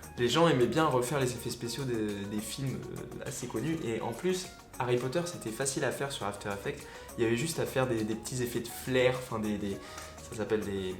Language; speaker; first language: French; native; French